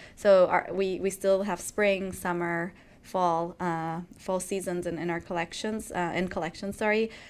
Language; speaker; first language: English; non-native, fluent; Spanish